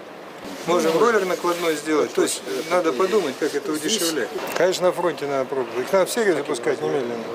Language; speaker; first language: Russian; native; Russian